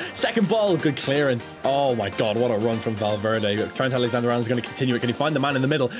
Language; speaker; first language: English; native; English